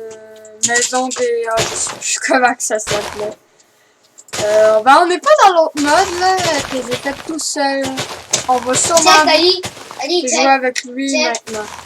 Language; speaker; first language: French; native; French